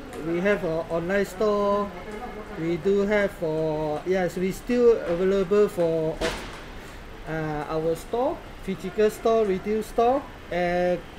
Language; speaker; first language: English; non-native, local second language; Chinese